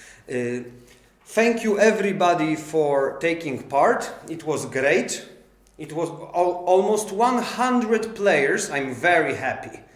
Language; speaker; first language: English; non-native, fluent; Polish